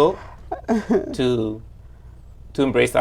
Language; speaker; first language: English; native; English